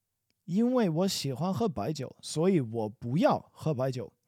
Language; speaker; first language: Chinese; non-native, fluent; English